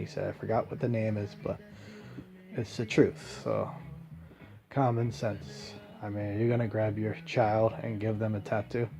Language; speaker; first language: English; native; English